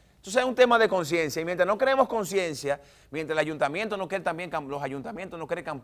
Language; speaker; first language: Spanish; native; Spanish